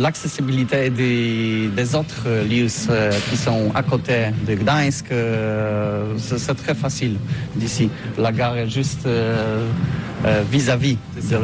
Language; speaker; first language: French; non-native, learner; Polish